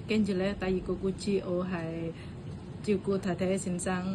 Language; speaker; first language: Cantonese; non-native, learner; Indonesian